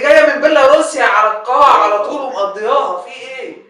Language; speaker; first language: Arabic; native; Arabic